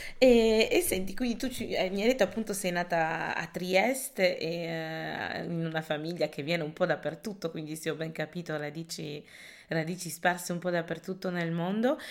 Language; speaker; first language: Italian; early bilingual, other home language; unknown